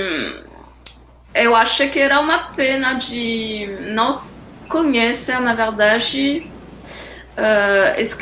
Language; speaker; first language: Portuguese; non-native, fluent; French